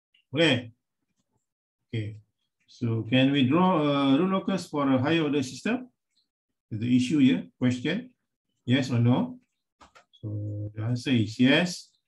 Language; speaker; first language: English; non-native, local second language; Malay